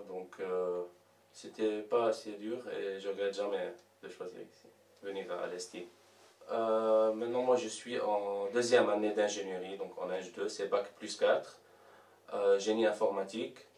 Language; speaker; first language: French; non-native, local second language; Arabic